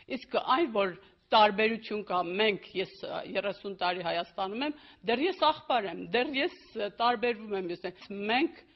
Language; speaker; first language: Armenian; early bilingual, heritage; Armenian